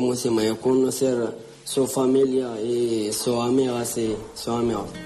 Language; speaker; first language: Spanish; non-native, learner; Arabic